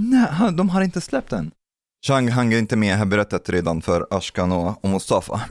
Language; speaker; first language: Swedish; non-native, fluent; Arabic